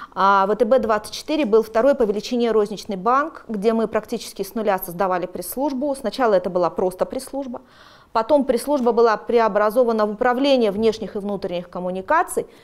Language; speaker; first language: Russian; native; Russian